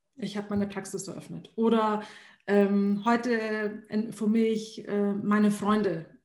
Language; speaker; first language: German; early bilingual, other home language; Arabic